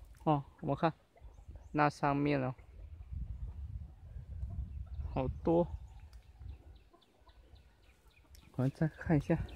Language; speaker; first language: Chinese; early bilingual, heritage; Chinese